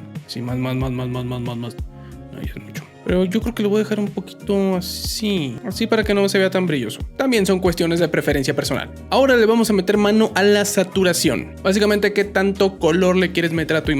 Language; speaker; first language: Spanish; native; Spanish